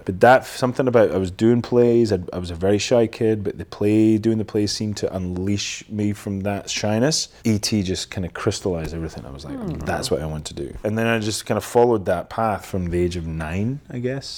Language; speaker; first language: English; native; English